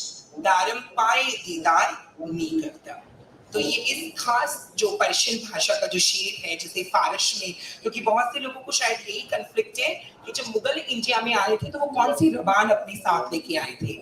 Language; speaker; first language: Hindi; native; Hindi